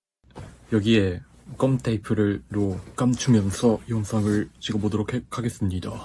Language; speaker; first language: Korean; non-native, fluent; Japanese